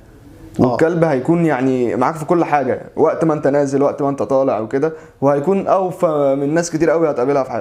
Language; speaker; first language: Arabic; native; Arabic